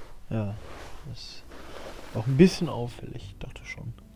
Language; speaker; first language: German; native; German